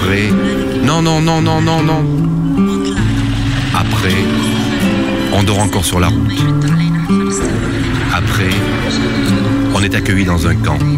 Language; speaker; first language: French; non-native, learner; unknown